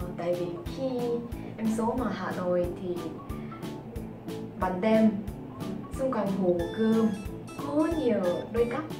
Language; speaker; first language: Vietnamese; non-native, learner; Korean